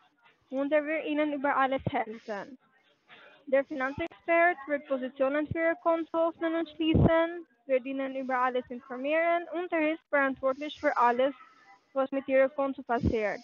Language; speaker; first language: German; non-native, learner; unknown